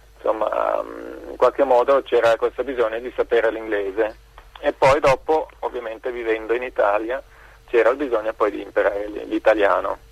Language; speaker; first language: Italian; non-native, fluent; French